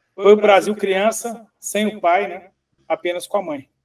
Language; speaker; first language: Portuguese; native; Portuguese